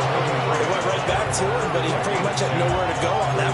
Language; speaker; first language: English; native; English